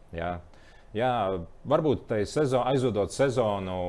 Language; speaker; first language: Latvian; native; Latvian